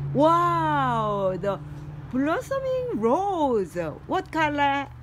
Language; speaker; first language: English; non-native, learner; Korean